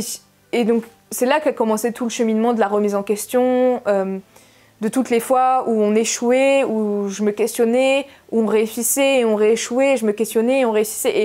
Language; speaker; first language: French; native; French